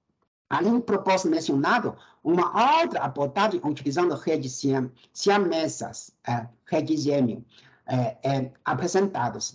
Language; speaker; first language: Portuguese; non-native, fluent; Chinese